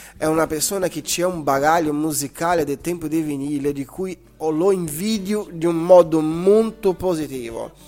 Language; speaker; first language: Italian; non-native, fluent; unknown